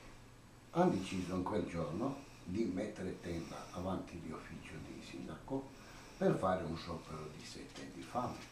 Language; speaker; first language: Italian; non-native, learner; Croatian